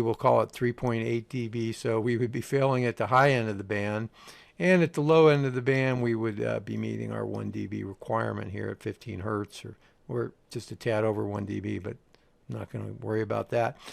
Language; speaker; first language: English; native; English